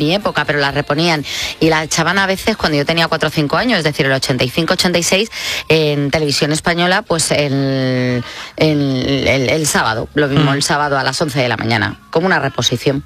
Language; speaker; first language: Spanish; native; Spanish